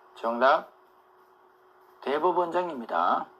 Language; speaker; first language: Korean; native; Korean